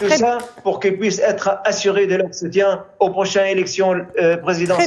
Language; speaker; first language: French; non-native, fluent; Arabic